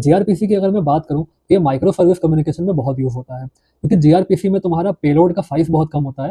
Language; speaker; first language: Hindi; native; Hindi